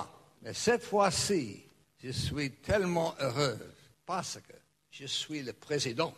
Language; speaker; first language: French; non-native, fluent; English